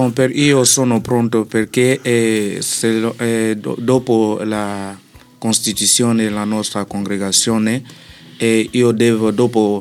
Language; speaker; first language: Italian; non-native, learner; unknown